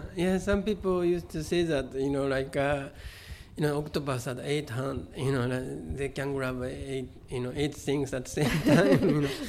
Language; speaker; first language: English; non-native, fluent; Japanese